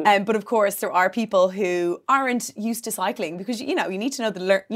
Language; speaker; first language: English; native; English